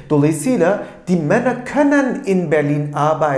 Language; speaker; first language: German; non-native, fluent; Turkish